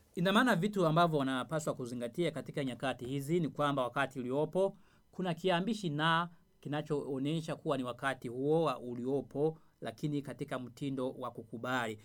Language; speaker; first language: Swahili; non-native, local second language; Rundi